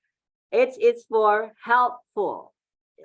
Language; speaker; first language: English; non-native, fluent; Indonesian